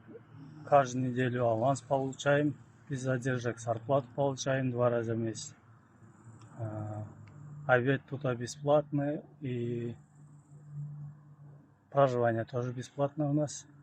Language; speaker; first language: Russian; non-native, fluent; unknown